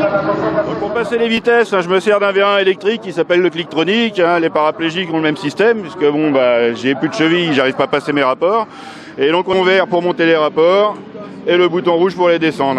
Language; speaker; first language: French; native; French